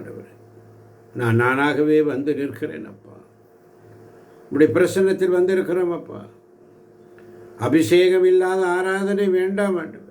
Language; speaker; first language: Tamil; native; Tamil